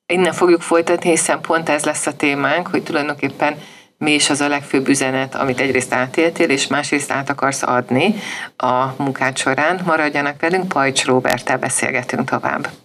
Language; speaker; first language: Hungarian; native; Hungarian